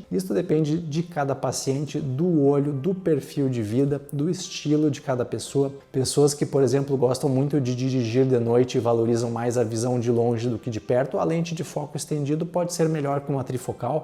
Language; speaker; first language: Portuguese; native; Portuguese